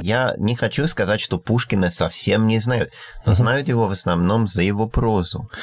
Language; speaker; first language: Russian; non-native, fluent; English